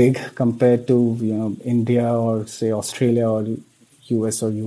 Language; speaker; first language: English; non-native, local second language; Hindi